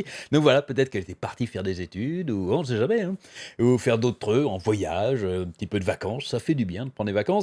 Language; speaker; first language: French; native; French